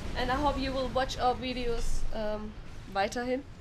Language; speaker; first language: English; non-native, learner; German